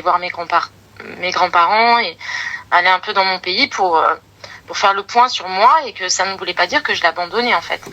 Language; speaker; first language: French; native; French